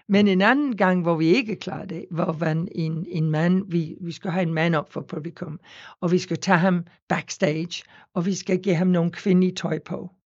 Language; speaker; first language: Danish; non-native, fluent; English